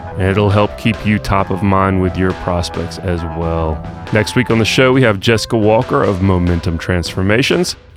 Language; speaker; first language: English; non-native, fluent; Serbian